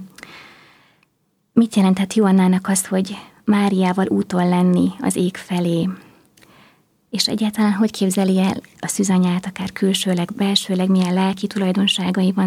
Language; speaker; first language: Hungarian; native; Hungarian